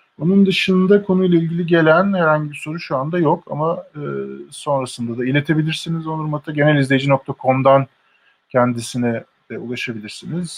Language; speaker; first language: Turkish; native; Turkish